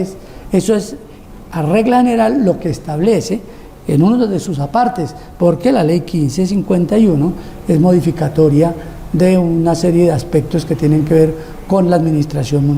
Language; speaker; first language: Spanish; native; Spanish